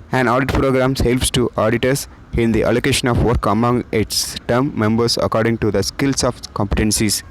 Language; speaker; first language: English; non-native, local second language; Tamil